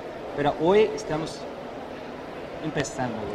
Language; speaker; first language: Spanish; non-native, fluent; Portuguese